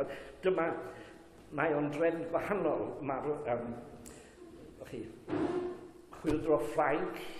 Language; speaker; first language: Welsh; native; Welsh